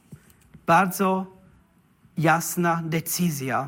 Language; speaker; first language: Polish; non-native, learner; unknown